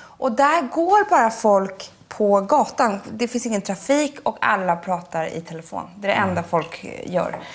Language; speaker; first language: Swedish; native; Swedish